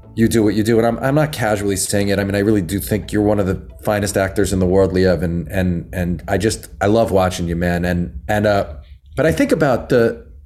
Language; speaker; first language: English; native; English